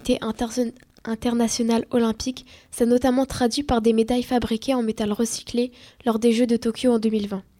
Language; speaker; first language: French; native; French